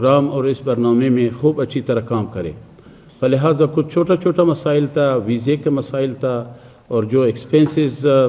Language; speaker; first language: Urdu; non-native, fluent; Persian